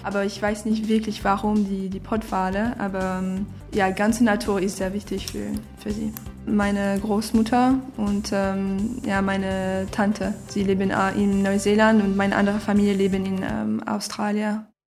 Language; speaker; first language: German; non-native, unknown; English